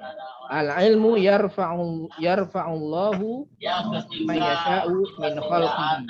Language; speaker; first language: Arabic; non-native, fluent; Indonesian